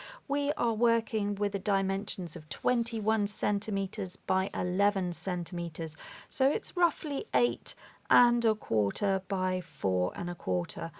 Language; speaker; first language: English; native; English